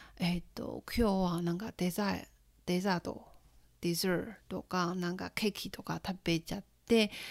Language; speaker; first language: Japanese; non-native, fluent; Chinese